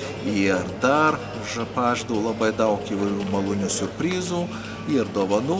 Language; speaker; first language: Lithuanian; native; Lithuanian